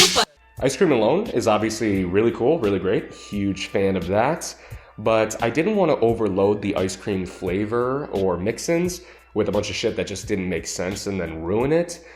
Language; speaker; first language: English; native; English